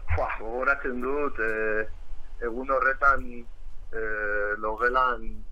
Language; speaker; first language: Basque; non-native, local second language; Spanish